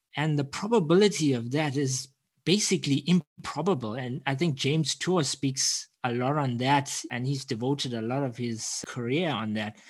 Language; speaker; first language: English; native; English